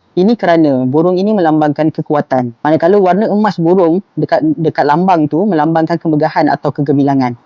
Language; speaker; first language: Malay; native; Malay